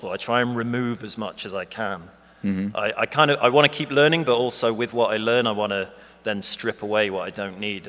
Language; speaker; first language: English; native; English